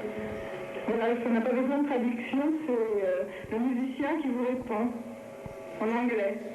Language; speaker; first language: French; non-native, fluent; Russian